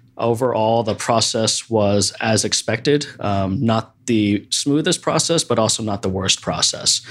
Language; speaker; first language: English; native; English